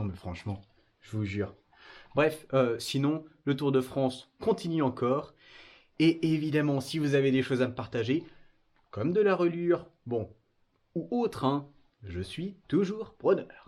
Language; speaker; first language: French; native; French